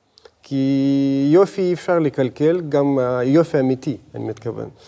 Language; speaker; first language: Hebrew; non-native, fluent; Russian